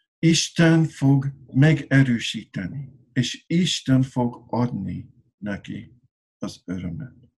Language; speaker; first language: Hungarian; non-native, learner; English